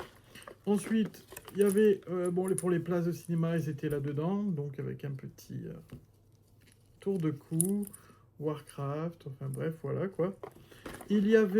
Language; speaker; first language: French; native; French